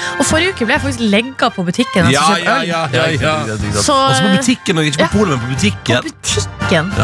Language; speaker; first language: Norwegian; native; Norwegian